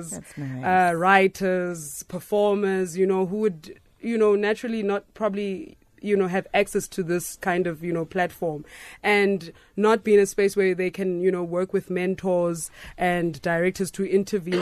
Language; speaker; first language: English; non-native, local second language; Xhosa